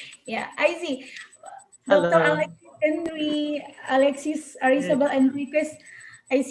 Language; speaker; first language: English; non-native, learner; Indonesian